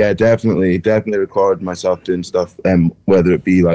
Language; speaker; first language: English; native; English